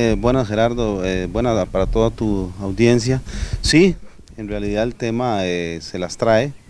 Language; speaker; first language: Spanish; native; Spanish